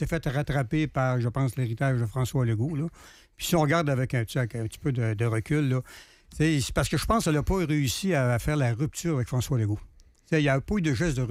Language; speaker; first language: French; native; French